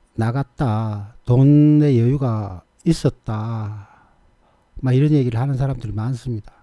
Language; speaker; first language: Korean; native; Korean